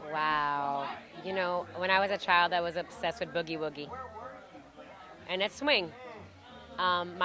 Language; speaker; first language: English; native; English